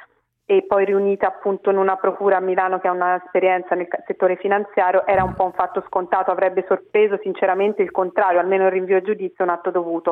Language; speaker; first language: Italian; native; Italian